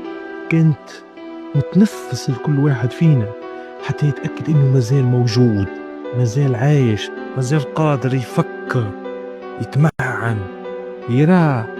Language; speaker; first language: Arabic; native; Arabic